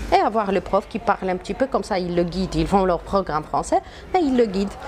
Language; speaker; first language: French; non-native, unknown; Polish